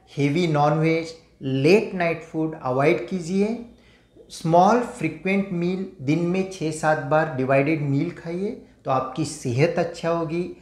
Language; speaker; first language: Hindi; non-native, local second language; Marathi